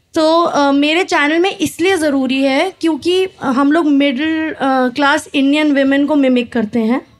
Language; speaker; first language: Hindi; native; Hindi